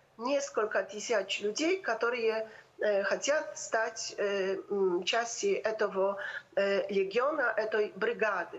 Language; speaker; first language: Russian; non-native, fluent; Polish